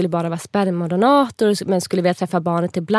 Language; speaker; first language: Swedish; native; Swedish